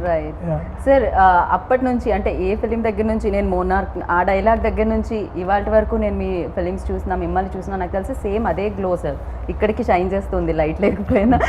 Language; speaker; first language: Telugu; native; Telugu